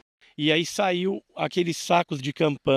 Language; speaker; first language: Portuguese; native; Portuguese